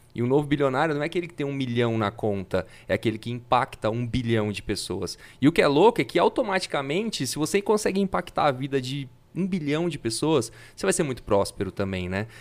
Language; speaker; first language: Portuguese; native; Portuguese